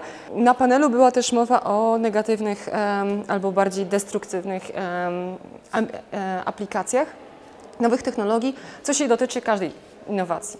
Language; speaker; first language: Polish; native; Polish